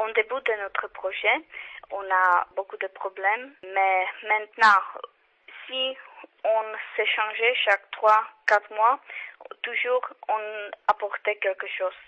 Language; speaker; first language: French; non-native, learner; Czech